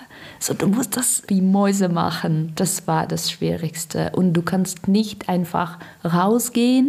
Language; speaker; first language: German; non-native, learner; Russian